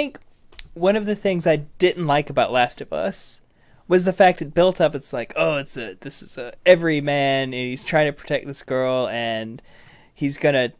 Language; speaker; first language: English; native; English